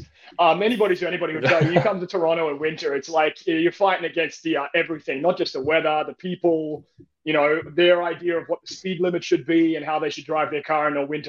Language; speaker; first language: English; native; English